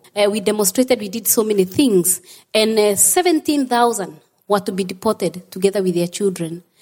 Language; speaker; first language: English; non-native, local second language; Kikuyu